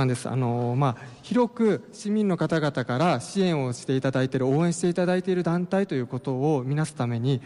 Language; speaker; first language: Japanese; native; Japanese